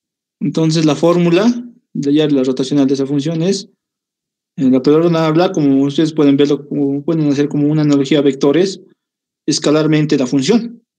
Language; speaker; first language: Spanish; native; Spanish